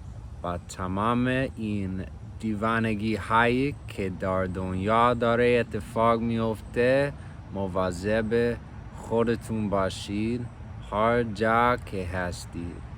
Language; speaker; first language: Persian; non-native, fluent; English